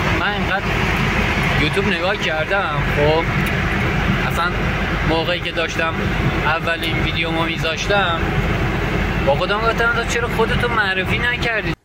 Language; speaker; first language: Persian; non-native, local second language; Azerbaijani